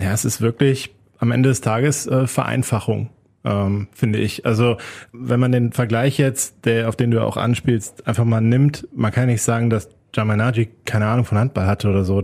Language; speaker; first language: German; native; German